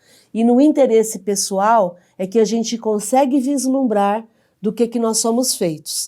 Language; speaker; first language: Portuguese; native; Portuguese